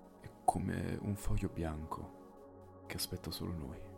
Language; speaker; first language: Italian; native; Italian